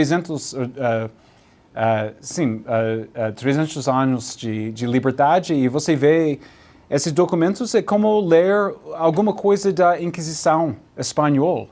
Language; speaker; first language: Portuguese; non-native, learner; English